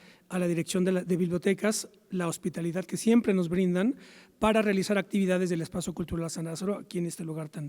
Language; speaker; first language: Spanish; native; Spanish